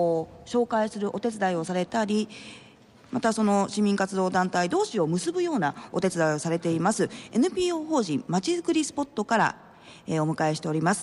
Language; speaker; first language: Japanese; native; Japanese